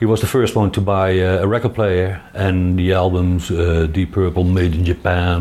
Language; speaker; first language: English; non-native, fluent; Dutch